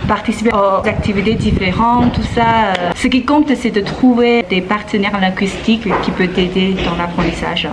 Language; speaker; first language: French; non-native, fluent; Chinese